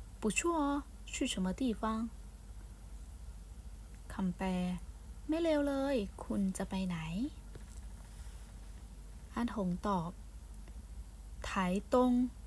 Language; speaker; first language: Chinese; non-native, fluent; Thai